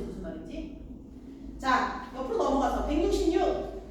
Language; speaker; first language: Korean; native; Korean